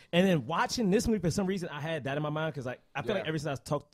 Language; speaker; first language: English; native; English